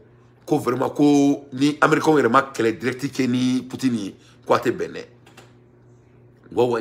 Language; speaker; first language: French; non-native, local second language; Bambara